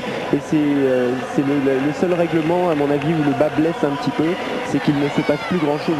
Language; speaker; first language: French; native; French